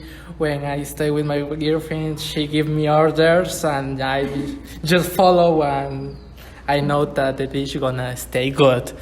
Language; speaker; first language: English; non-native, learner; Spanish